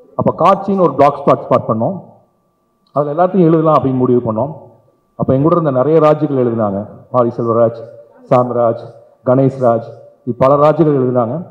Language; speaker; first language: Tamil; native; Tamil